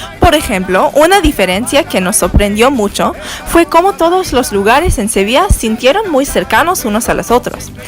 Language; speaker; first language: Spanish; non-native, learner; English